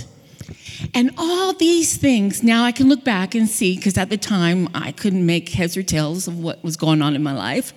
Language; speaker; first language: English; native; English